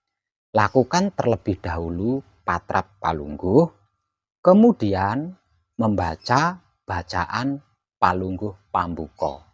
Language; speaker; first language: Indonesian; non-native, local second language; Javanese